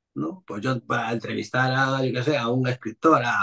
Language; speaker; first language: Spanish; native; Spanish